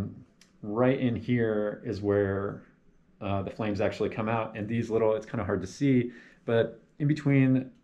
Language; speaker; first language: English; native; English